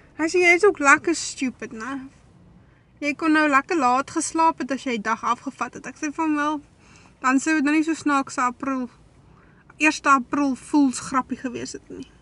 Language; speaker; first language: Afrikaans; native; Afrikaans